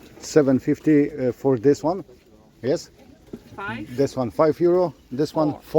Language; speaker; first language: English; non-native, learner; Polish